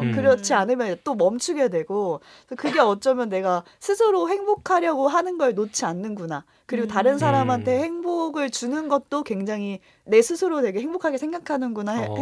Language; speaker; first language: Korean; native; Korean